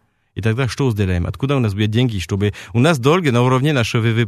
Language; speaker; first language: Russian; non-native, fluent; French